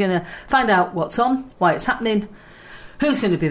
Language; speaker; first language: English; native; English